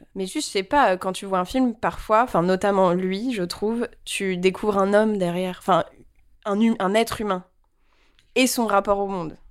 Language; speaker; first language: French; native; French